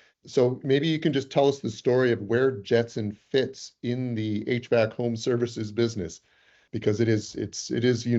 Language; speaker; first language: English; native; English